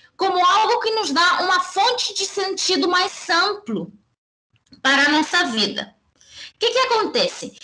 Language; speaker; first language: Portuguese; early bilingual, heritage; Spanish